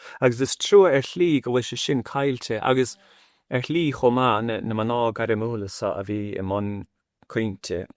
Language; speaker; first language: Irish; non-native, local second language; English